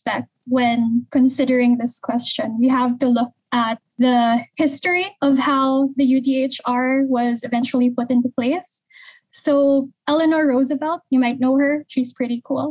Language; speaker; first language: English; non-native, local second language; Hiligaynon